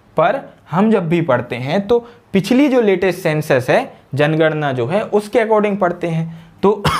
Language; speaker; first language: Hindi; native; Hindi